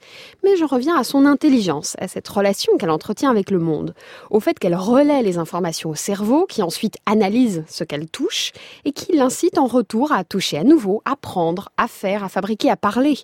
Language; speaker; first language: French; native; French